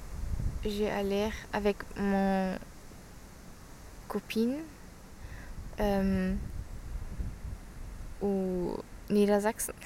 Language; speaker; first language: French; non-native, learner; German